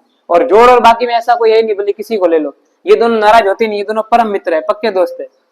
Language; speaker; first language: Hindi; native; Hindi